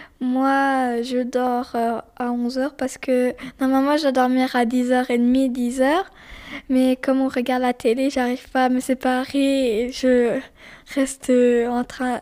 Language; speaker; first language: French; early bilingual, other home language; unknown